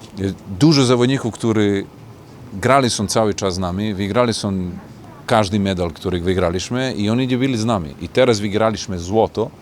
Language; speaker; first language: Polish; non-native, fluent; Serbian